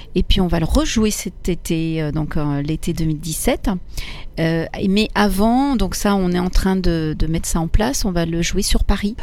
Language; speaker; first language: French; early bilingual, other home language; Italian